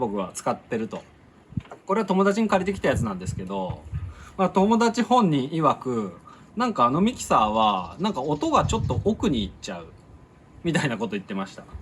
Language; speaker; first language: Japanese; native; Japanese